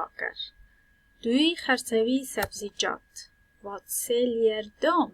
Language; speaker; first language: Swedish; non-native, fluent; Pashto